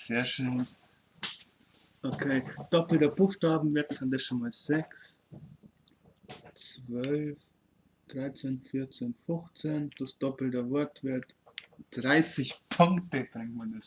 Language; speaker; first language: German; native; German